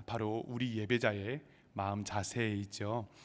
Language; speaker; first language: Korean; native; Korean